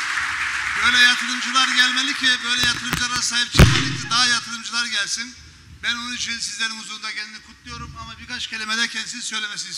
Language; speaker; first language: Turkish; native; Turkish